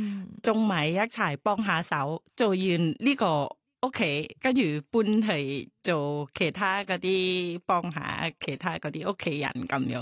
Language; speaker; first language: Cantonese; non-native, fluent; Thai